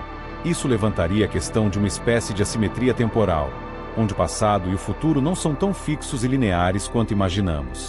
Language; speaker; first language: Portuguese; native; Portuguese